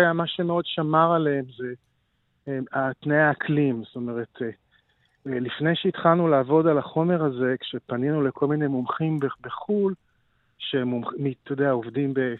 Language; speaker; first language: Hebrew; native; Hebrew